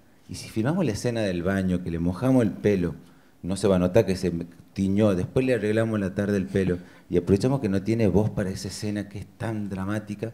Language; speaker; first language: Spanish; native; Spanish